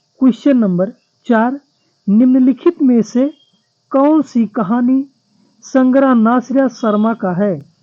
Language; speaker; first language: Hindi; native; Hindi